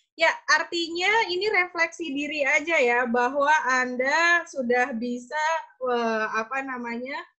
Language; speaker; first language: Indonesian; native; Indonesian